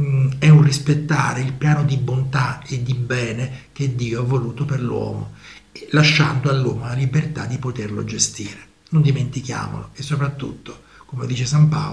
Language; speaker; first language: Italian; native; Italian